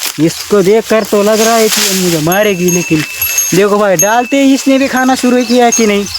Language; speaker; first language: Hindi; non-native, local second language; Marathi